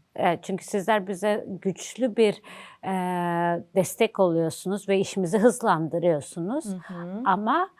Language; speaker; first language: Turkish; non-native, fluent; Azerbaijani